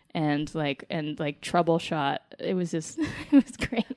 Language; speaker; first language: English; native; English